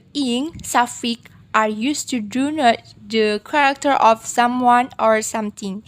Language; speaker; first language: English; non-native, learner; Indonesian